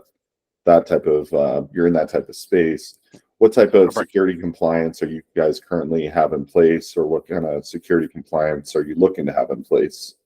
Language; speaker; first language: English; native; English